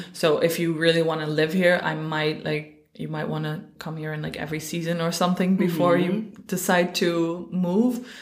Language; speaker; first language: English; non-native, fluent; Dutch